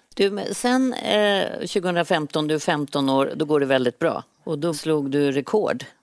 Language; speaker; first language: Swedish; native; Swedish